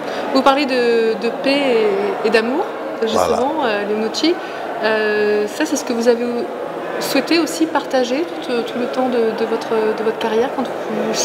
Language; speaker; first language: French; native; French